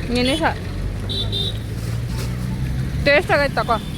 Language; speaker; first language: Kannada; native; Kannada